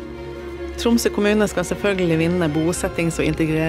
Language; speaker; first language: Norwegian; native; Norwegian